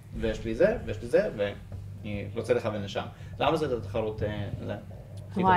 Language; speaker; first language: Hebrew; non-native, fluent; English